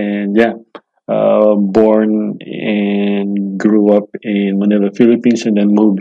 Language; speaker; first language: English; non-native, local second language; Filipino